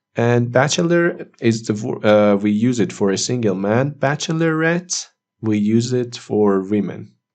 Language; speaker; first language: English; non-native, fluent; Persian